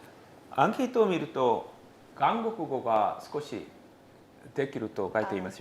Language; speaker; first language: Japanese; non-native, learner; Korean